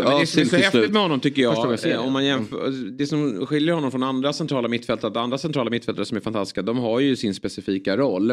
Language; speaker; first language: Swedish; native; Swedish